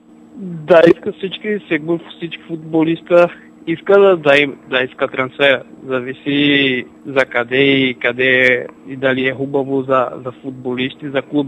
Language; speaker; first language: Bulgarian; non-native, learner; Portuguese